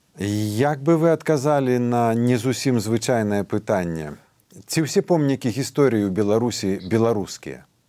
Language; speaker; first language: Belarusian; native; Belarusian